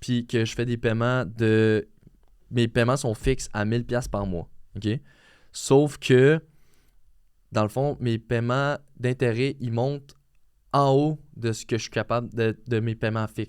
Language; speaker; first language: French; native; French